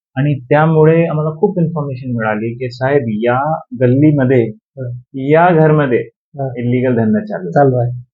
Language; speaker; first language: Marathi; non-native, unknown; Urdu